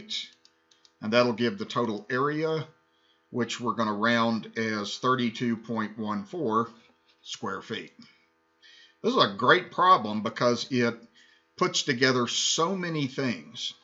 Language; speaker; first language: English; native; English